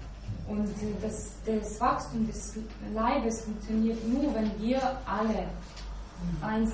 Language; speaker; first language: German; non-native, fluent; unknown